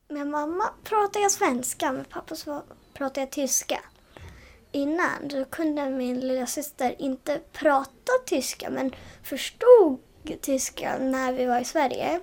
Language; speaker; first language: Swedish; early bilingual, heritage; Swedish